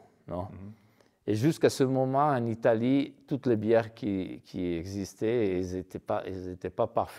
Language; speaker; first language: French; non-native, fluent; Italian